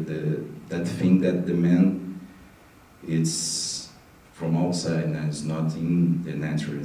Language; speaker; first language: English; non-native, learner; Portuguese